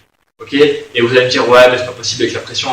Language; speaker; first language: French; native; French